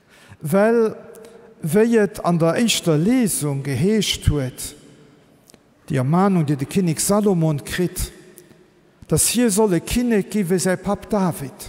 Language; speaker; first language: German; non-native, local second language; Luxembourgish